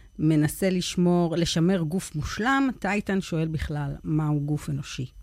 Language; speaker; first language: Hebrew; native; Hebrew